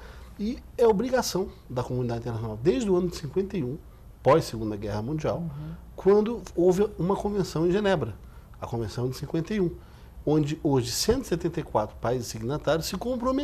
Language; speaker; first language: Portuguese; native; Portuguese